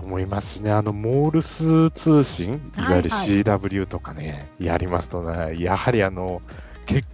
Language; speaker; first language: Japanese; native; Japanese